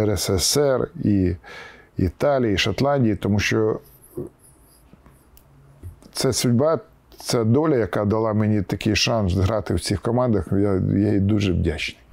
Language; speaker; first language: Ukrainian; non-native, local second language; Russian